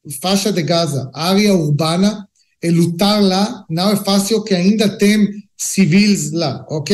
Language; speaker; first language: Portuguese; non-native, learner; Hebrew